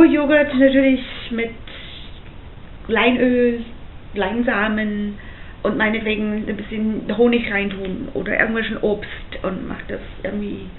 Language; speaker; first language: German; non-native, fluent; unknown